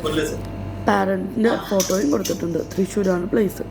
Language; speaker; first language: Malayalam; native; Malayalam